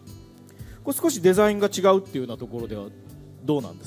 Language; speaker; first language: Japanese; native; Japanese